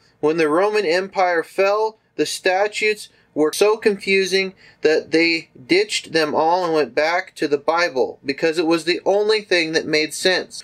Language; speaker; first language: English; native; English